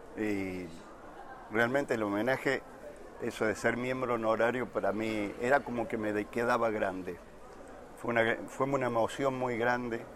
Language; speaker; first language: Spanish; native; Spanish